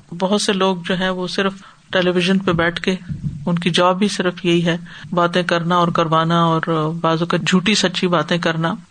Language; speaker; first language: Urdu; native; Urdu